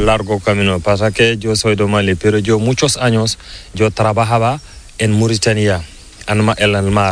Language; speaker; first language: Spanish; non-native, learner; Fula